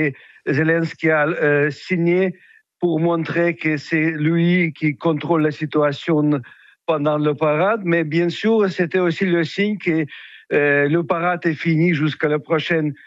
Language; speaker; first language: French; non-native, fluent; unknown